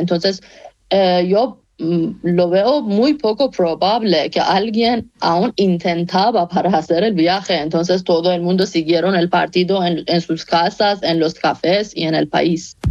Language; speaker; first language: Spanish; non-native, fluent; Persian